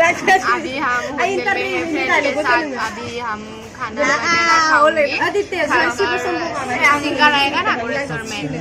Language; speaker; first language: Hindi; non-native, local second language; Bodo